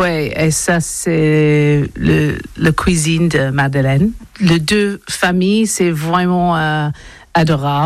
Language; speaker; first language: French; non-native, learner; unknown